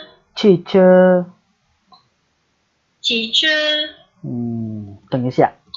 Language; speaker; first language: Chinese; non-native, learner; Indonesian